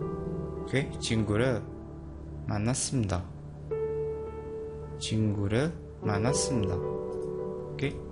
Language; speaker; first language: Korean; non-native, fluent; Indonesian